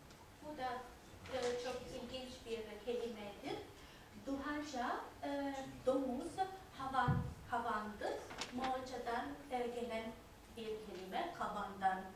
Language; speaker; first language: Turkish; non-native, fluent; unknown